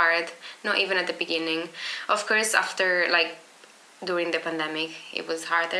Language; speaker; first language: English; non-native, fluent; Italian